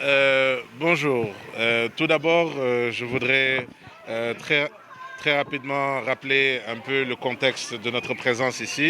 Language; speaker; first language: French; non-native, local second language; Wolof